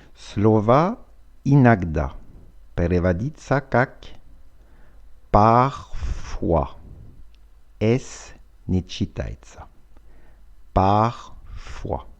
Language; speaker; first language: Russian; non-native, fluent; French